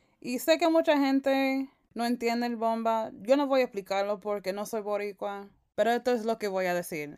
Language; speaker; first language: Spanish; early bilingual, heritage; Spanish